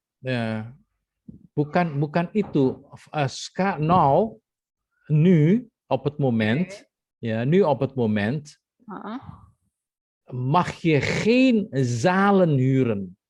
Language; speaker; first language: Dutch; non-native, fluent; Indonesian